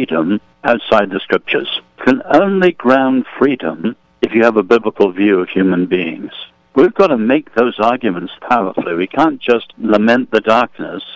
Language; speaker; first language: English; native; English